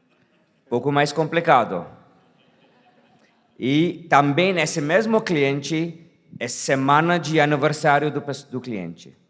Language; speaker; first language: Portuguese; non-native, fluent; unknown